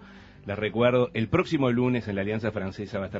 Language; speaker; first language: Spanish; native; Spanish